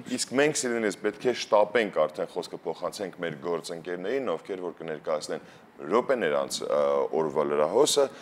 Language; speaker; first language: Armenian; native; Armenian